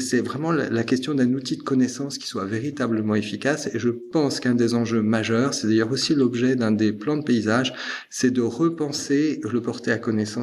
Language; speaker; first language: French; native; French